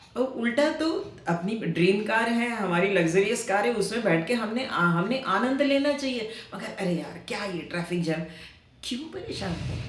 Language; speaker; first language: Hindi; non-native, local second language; Marathi